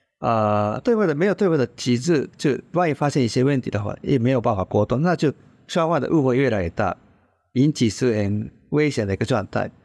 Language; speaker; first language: Chinese; non-native, fluent; Japanese